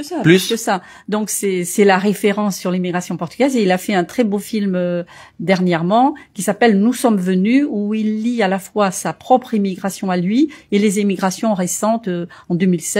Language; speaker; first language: French; early bilingual, other home language; Portuguese